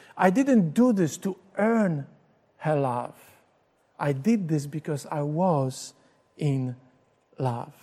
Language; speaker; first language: English; non-native, fluent; Polish